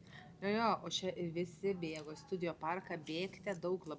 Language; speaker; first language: Lithuanian; native; Lithuanian